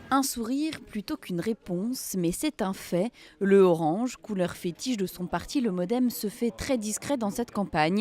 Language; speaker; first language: French; native; French